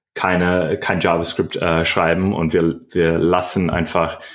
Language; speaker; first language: German; non-native, learner; English